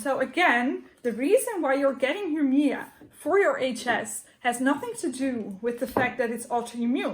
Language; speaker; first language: English; non-native, fluent; Dutch